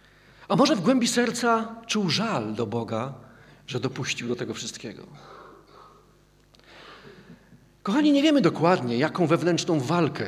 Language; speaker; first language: Polish; native; Polish